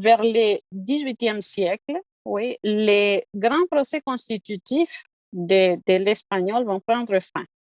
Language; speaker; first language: French; non-native, fluent; Spanish